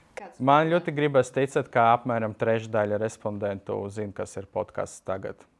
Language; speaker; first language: Latvian; non-native, local second language; Russian